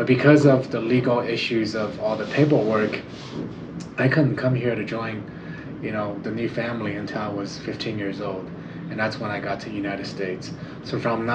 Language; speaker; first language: English; non-native, fluent; Chinese